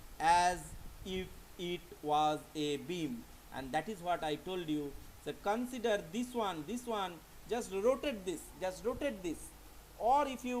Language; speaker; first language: English; non-native, local second language; Bangla